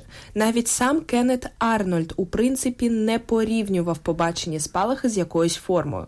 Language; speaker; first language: Ukrainian; native; Ukrainian